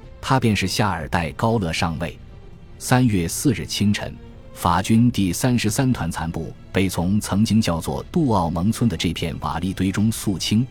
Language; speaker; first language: Chinese; native; Chinese